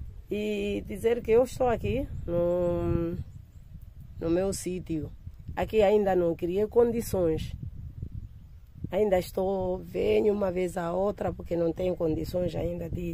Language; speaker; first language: Portuguese; non-native, local second language; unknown